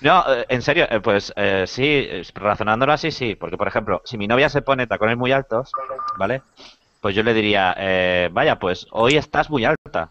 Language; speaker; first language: Spanish; native; Spanish